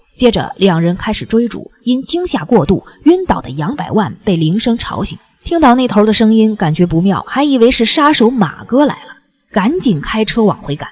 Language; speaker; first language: Chinese; native; Chinese